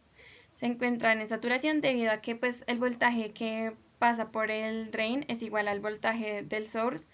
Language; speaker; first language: Spanish; native; Spanish